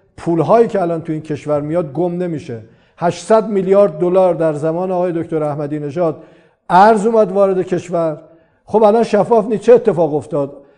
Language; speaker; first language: Persian; non-native, local second language; Azerbaijani